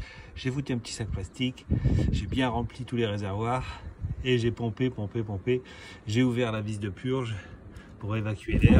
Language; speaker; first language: French; native; French